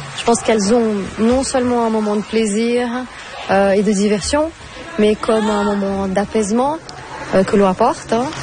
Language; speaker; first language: French; non-native, fluent; Portuguese